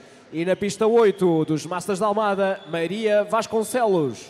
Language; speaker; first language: Portuguese; native; Portuguese